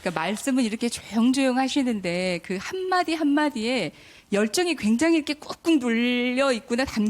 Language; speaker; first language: Korean; native; Korean